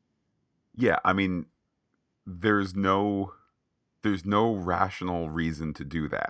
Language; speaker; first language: English; native; English